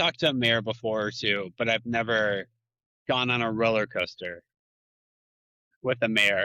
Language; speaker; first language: English; native; English